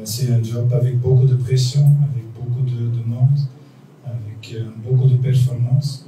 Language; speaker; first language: French; non-native, local second language; Dutch